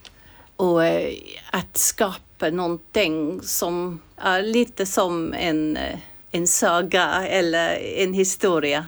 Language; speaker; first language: Swedish; non-native, fluent; English